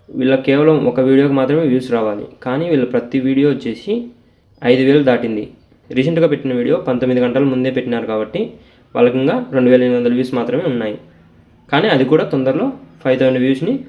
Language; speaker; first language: Telugu; native; Telugu